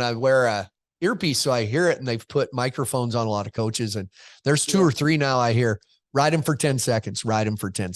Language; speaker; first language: English; native; English